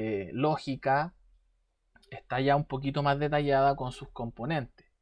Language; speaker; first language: Spanish; native; Spanish